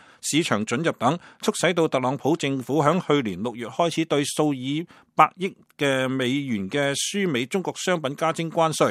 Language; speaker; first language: Chinese; non-native, local second language; Cantonese